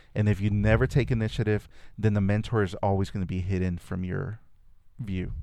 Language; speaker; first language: English; early bilingual, other home language; Spanish